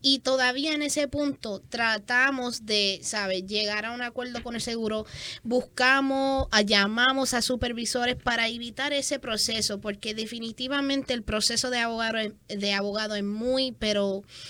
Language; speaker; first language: Spanish; native; Spanish